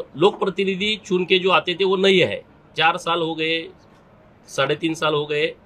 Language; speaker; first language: Hindi; non-native, local second language; Marathi